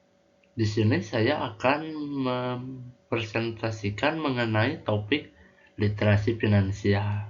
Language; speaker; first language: Indonesian; native; Indonesian